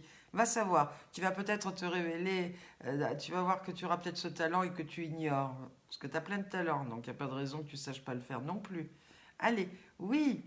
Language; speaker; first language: French; native; French